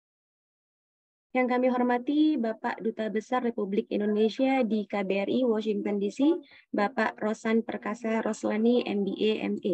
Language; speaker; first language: Indonesian; native; Indonesian